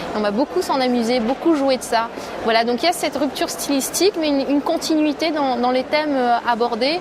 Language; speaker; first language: French; early bilingual, other home language; Berber languages